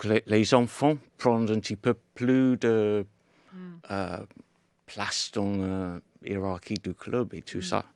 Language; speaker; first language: French; non-native, fluent; English